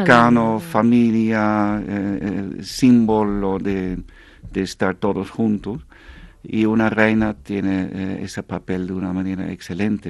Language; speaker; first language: Spanish; non-native, fluent; Dutch